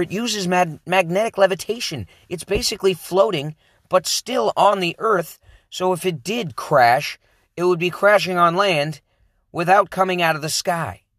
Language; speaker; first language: English; native; English